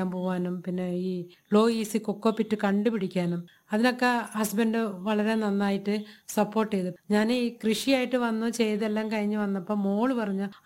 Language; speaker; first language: Malayalam; non-native, local second language; Telugu